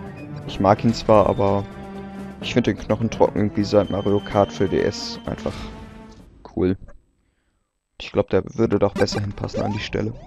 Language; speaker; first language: German; native; German